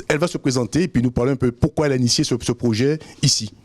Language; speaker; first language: French; native; French